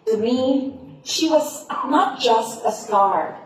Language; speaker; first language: English; non-native, local second language; Filipino